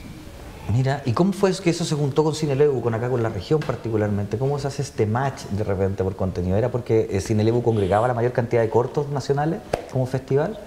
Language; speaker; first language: Spanish; native; Spanish